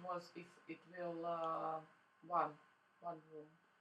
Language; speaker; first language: English; non-native, learner; Russian